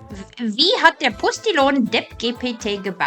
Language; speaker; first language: German; non-native, fluent; English